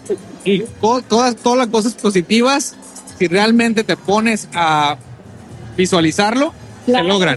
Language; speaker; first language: Spanish; early bilingual, heritage; Spanish